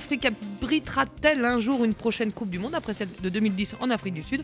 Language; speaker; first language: French; native; French